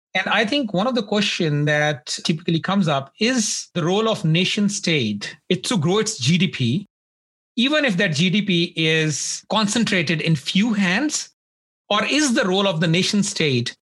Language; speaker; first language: English; non-native, local second language; Punjabi